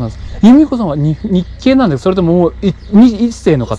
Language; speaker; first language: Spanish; non-native, learner; Japanese